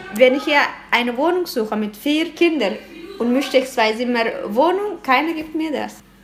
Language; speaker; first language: German; non-native, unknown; Tigrinya